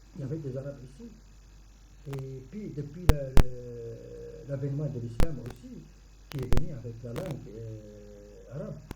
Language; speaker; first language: French; non-native, local second language; Arabic